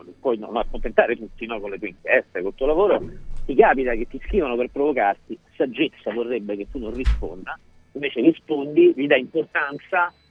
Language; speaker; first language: Italian; native; Italian